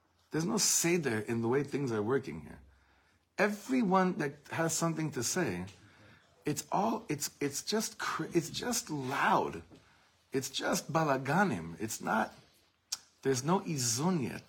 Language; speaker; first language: English; native; English